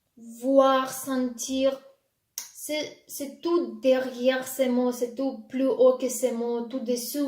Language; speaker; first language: French; non-native, fluent; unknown